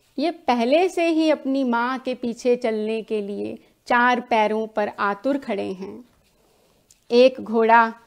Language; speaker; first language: Hindi; native; Hindi